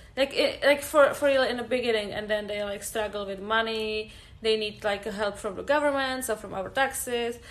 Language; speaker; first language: English; non-native, fluent; Czech